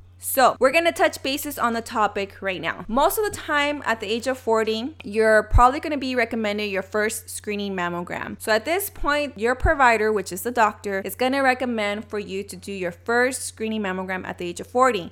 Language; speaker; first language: English; early bilingual, other home language; Spanish